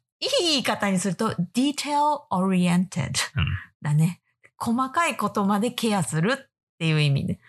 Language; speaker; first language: Japanese; native; Japanese